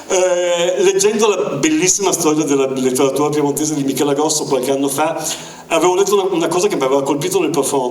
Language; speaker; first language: Italian; native; Italian